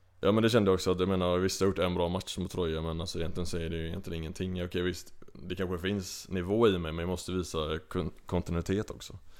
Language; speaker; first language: Swedish; native; Swedish